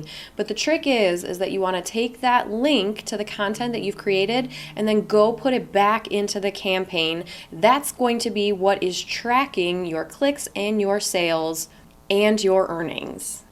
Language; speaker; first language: English; native; English